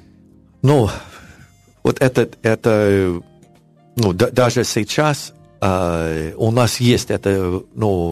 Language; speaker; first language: Russian; non-native, learner; English